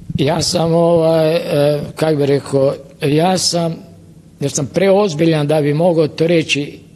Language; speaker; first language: Croatian; native; Croatian